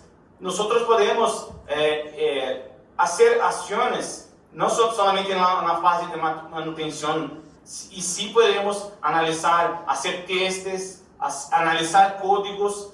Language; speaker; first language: Spanish; non-native, learner; Portuguese